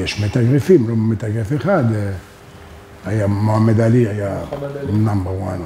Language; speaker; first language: Hebrew; non-native, learner; French